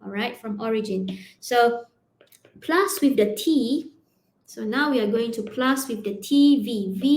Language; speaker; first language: English; non-native, local second language; Malay